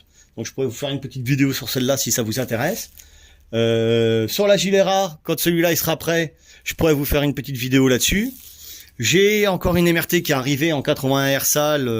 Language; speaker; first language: French; native; French